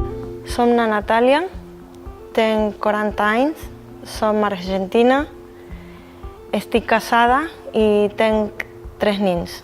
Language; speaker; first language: Catalan; non-native, learner; Spanish